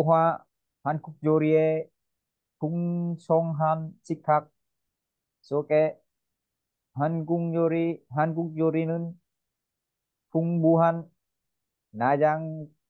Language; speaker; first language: Korean; non-native, learner; Vietnamese